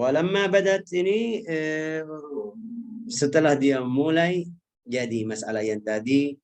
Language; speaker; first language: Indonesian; non-native, fluent; Arabic